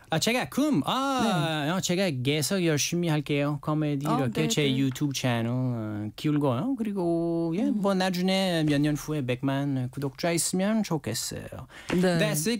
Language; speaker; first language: Korean; non-native, learner; French